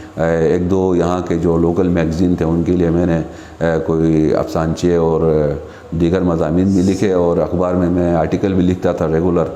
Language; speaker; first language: Urdu; non-native, local second language; Shina